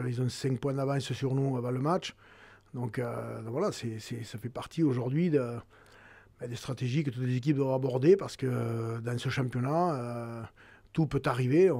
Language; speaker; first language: French; native; French